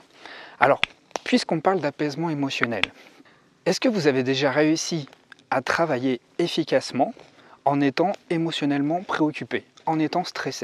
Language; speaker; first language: French; native; French